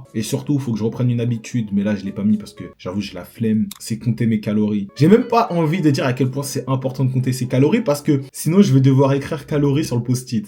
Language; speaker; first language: French; native; French